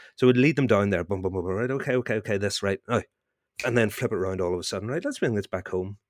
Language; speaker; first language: English; native; English